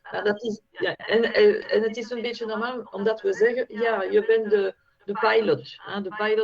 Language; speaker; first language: Dutch; non-native, fluent; French